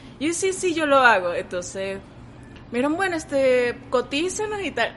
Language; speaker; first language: Spanish; native; Spanish